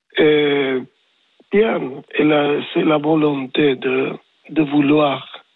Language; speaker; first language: French; non-native, learner; Spanish